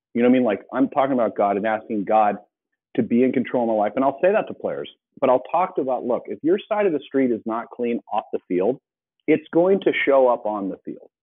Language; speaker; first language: English; native; English